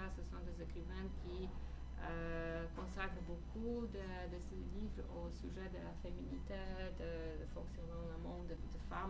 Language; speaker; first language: French; non-native, fluent; Polish